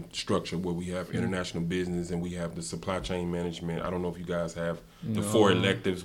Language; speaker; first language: English; native; English